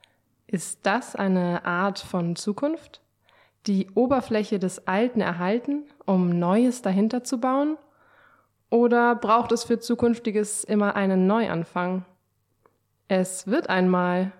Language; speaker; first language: German; native; German